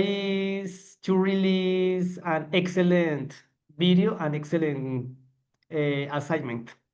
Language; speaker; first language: English; non-native, learner; Spanish